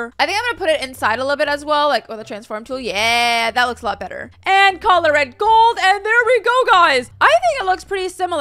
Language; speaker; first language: English; native; English